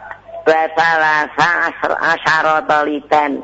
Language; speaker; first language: Arabic; non-native, learner; Indonesian